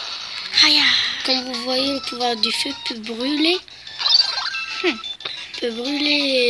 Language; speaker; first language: French; native; French